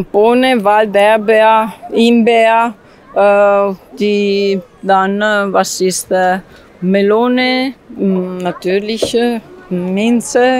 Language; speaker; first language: German; non-native, learner; Italian